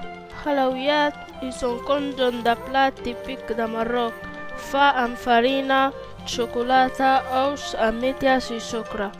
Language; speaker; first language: Catalan; non-native, learner; Berber languages